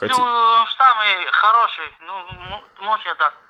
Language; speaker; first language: Russian; non-native, learner; Chinese